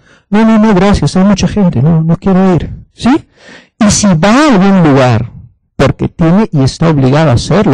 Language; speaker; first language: Spanish; native; Spanish